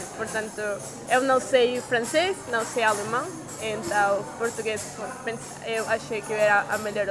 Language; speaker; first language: Portuguese; non-native, learner; Spanish